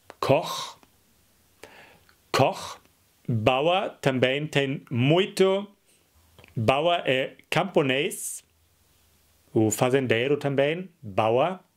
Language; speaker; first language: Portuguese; non-native, fluent; German